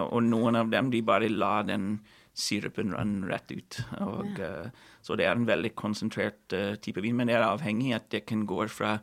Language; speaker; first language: Norwegian; non-native, fluent; English